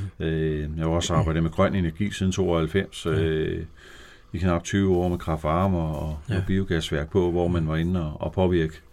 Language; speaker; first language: Danish; native; Danish